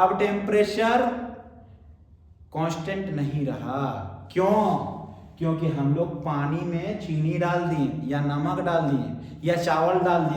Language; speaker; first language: Hindi; native; Hindi